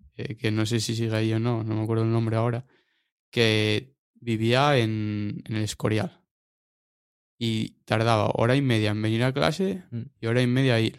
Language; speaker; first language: Spanish; native; Spanish